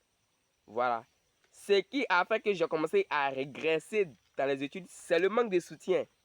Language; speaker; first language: French; non-native, local second language; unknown